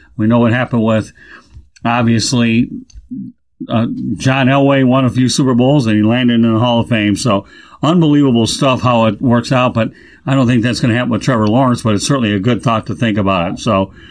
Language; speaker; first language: English; native; English